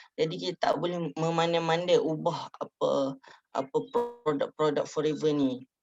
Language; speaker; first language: Malay; native; Malay